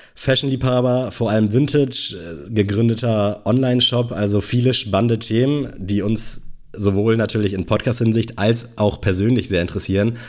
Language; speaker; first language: German; native; German